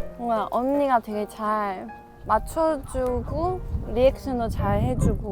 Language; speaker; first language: Korean; non-native, fluent; Chinese